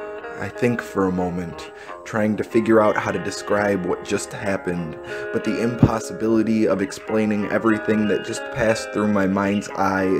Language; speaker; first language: English; native; English